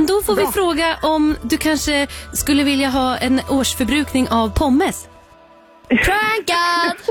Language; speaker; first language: Swedish; native; Swedish